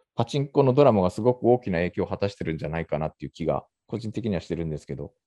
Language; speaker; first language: Japanese; native; Japanese